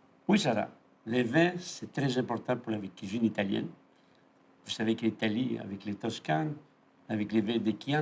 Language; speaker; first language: French; non-native, fluent; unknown